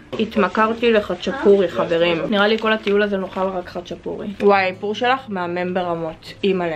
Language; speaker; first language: Hebrew; native; Hebrew